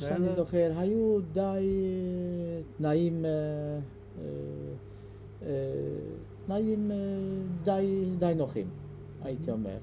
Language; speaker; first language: Hebrew; non-native, fluent; Hungarian